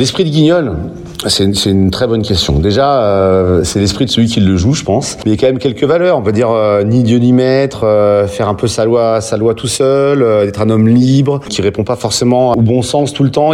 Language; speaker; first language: French; native; French